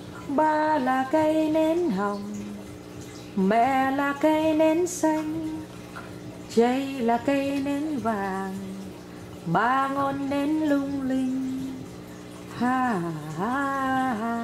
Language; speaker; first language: Vietnamese; native; Vietnamese